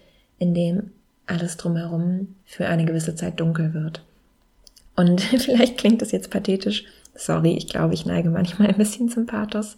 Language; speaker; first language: German; native; German